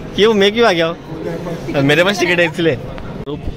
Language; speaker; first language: Hindi; non-native, local second language; Marathi